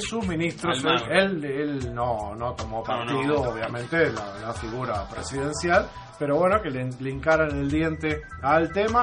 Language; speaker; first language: Spanish; native; Spanish